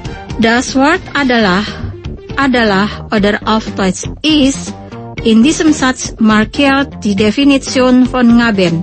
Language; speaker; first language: German; non-native, fluent; Indonesian